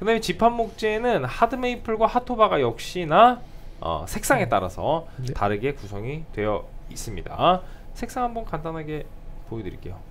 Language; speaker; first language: Korean; native; Korean